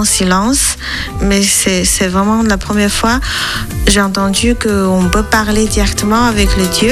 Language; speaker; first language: French; non-native, learner; Chinese